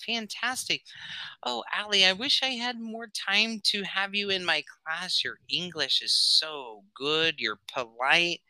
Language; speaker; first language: English; native; English